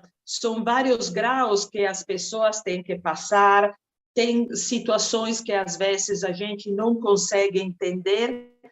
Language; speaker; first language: Portuguese; non-native, fluent; Italian